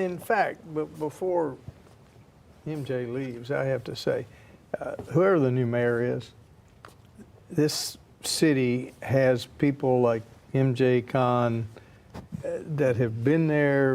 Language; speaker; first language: English; native; English